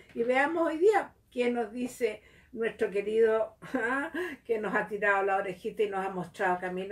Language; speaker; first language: Spanish; native; Spanish